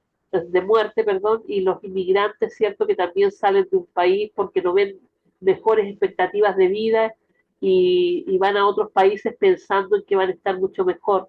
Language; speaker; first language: Spanish; native; Spanish